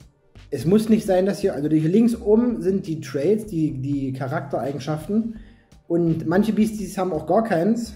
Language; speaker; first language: German; native; German